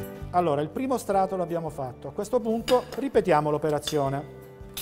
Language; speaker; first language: Italian; native; Italian